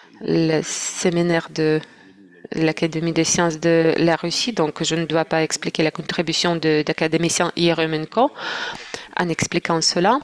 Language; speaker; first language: French; non-native, fluent; Russian